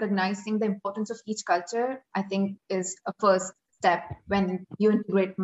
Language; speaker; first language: English; non-native, local second language; Hindi